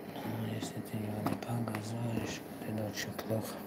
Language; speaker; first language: Russian; non-native, learner; Tajik